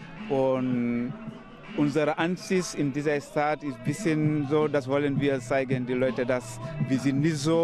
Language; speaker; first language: German; non-native, learner; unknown